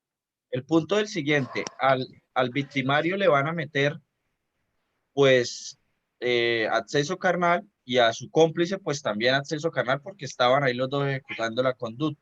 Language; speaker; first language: Spanish; native; Spanish